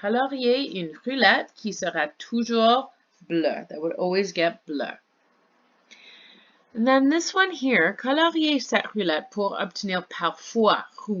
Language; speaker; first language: French; non-native, fluent; English